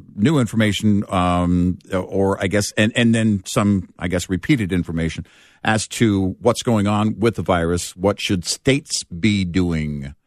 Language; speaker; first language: English; native; English